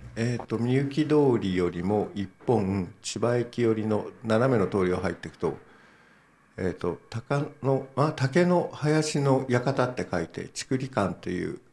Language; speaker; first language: Japanese; native; Japanese